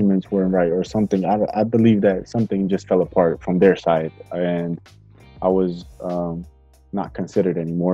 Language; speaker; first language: English; non-native, fluent; Bulgarian